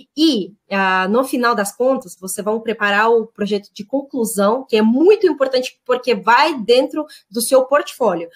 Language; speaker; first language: Portuguese; non-native, fluent; Russian